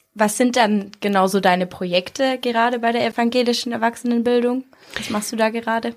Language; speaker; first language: German; native; German